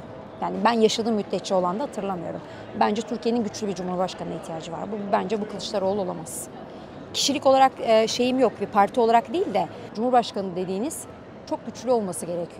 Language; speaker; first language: Turkish; native; Turkish